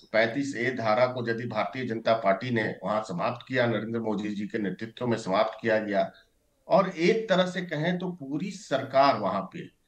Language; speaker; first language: Hindi; native; Hindi